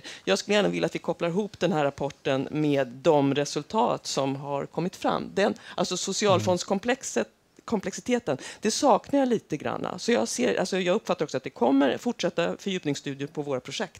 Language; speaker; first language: Swedish; native; Swedish